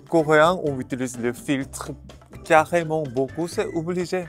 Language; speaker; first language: French; non-native, learner; Korean